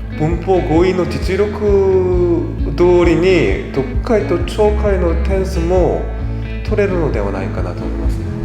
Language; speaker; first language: Japanese; non-native, fluent; Korean